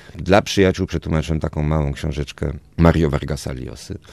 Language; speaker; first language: Polish; early bilingual, other home language; Spanish